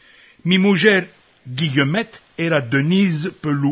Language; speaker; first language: Spanish; early bilingual, heritage; Ladino